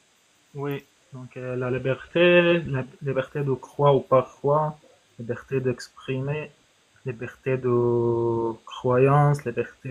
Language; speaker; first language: French; non-native, fluent; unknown